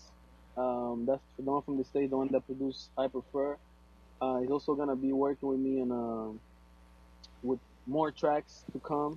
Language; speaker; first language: English; non-native, fluent; Portuguese